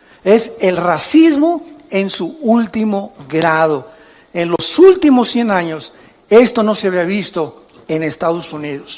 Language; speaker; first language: Spanish; native; Spanish